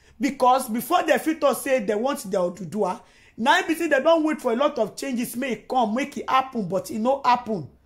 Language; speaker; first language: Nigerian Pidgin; non-native, local second language; Yoruba